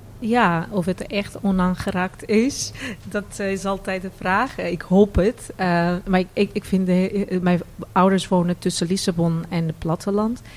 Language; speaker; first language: Dutch; non-native, fluent; Portuguese